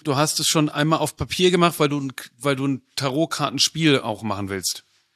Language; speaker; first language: German; native; German